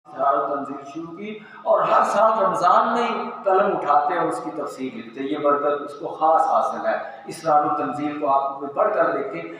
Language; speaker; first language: Urdu; non-native, local second language; Punjabi